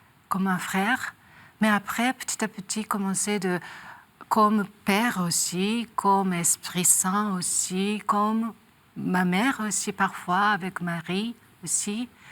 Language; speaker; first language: French; non-native, learner; Japanese